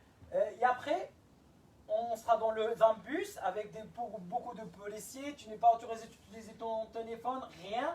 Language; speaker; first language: French; non-native, fluent; Arabic